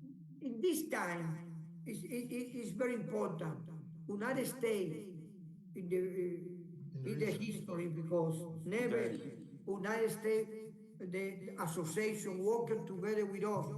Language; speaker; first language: English; non-native, learner; Spanish